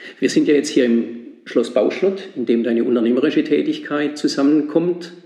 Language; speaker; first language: German; native; German